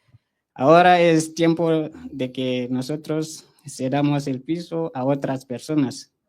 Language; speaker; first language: Spanish; non-native, fluent; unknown